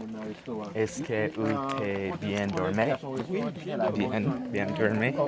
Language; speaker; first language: French; non-native, learner; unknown